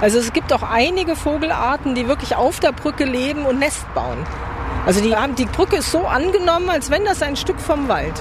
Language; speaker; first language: German; native; German